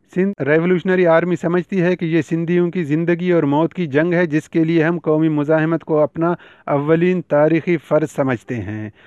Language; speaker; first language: Urdu; non-native, local second language; Baluchi